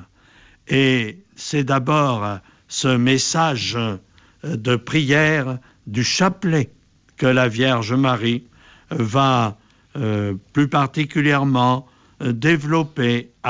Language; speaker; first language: French; native; French